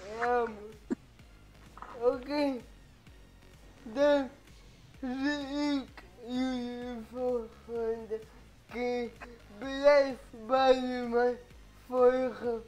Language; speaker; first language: Dutch; early bilingual, other home language; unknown